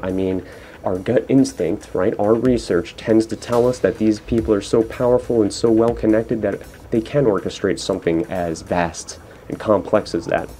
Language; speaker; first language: English; native; English